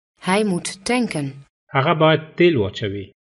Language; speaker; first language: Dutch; non-native, fluent; Pashto